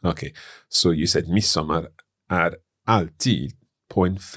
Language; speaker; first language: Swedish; non-native, learner; English